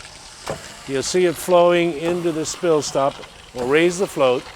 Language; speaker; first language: English; native; English